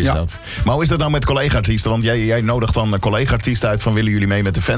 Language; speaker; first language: Dutch; native; Dutch